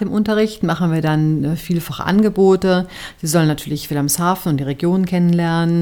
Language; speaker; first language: German; native; German